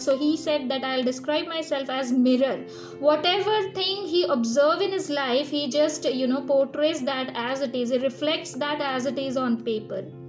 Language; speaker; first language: English; non-native, local second language; Bangla